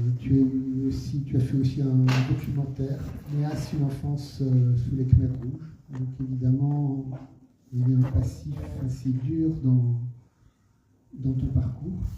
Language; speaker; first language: French; native; French